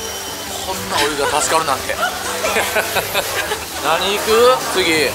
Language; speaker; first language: Japanese; native; Japanese